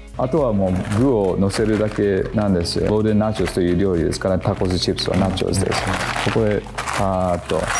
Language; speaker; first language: Japanese; non-native, fluent; English